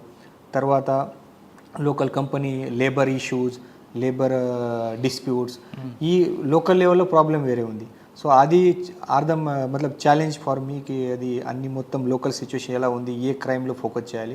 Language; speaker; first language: Telugu; non-native, fluent; Marathi